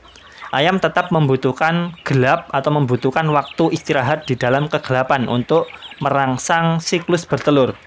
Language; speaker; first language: Indonesian; native; Indonesian